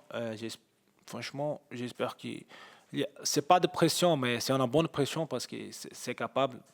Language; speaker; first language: French; non-native, fluent; Portuguese